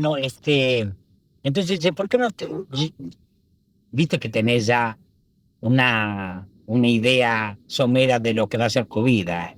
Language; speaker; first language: Spanish; early bilingual, other home language; Italian